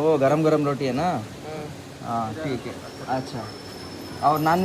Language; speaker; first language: Hindi; non-native, learner; Kannada